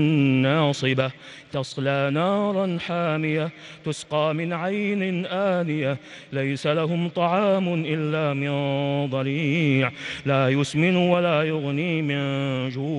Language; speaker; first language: Arabic; native; Arabic